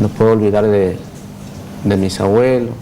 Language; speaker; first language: Spanish; non-native, local second language; Guarani